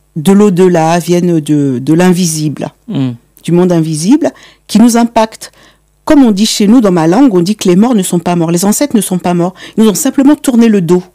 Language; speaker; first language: French; native; French